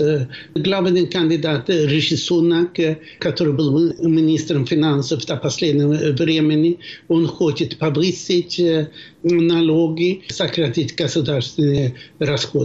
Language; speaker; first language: Russian; non-native, fluent; Swedish